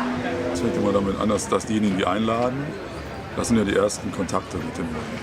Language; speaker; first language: German; native; German